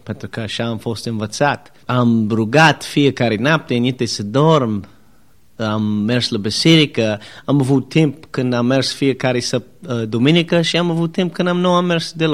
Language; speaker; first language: Romanian; non-native, learner; English